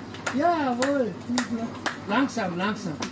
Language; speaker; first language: German; non-native, learner; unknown